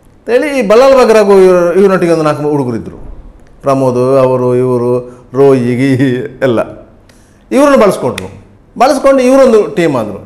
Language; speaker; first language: Kannada; native; Kannada